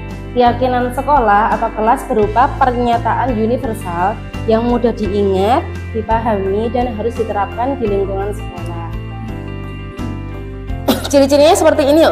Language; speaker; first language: Indonesian; native; Indonesian